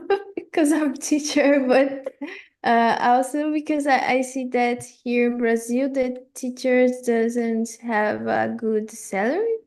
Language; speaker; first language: English; non-native, fluent; Portuguese